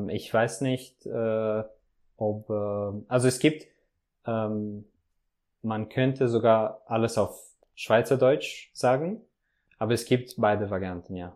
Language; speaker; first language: German; non-native, fluent; Italian